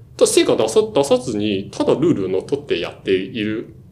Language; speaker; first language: Japanese; non-native, fluent; Chinese